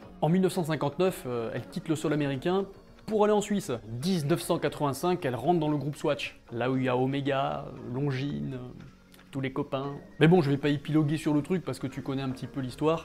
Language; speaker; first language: French; native; French